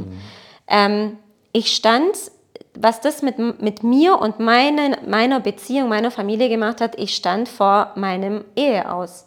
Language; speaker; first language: German; early bilingual, other home language; Portuguese